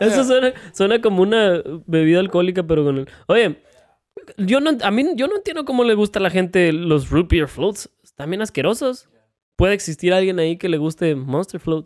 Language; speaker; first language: Spanish; native; Spanish